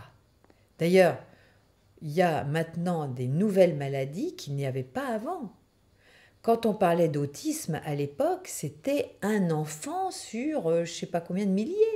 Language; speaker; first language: French; native; French